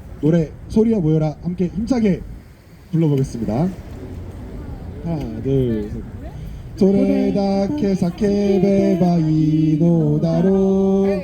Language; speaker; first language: Korean; native; Korean